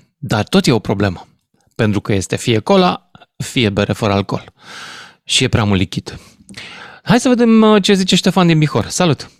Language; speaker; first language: Romanian; native; Romanian